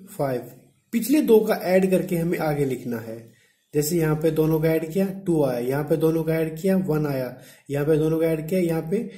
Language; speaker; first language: Hindi; native; Hindi